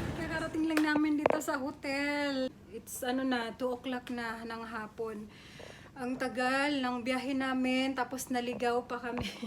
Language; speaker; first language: Filipino; native; Filipino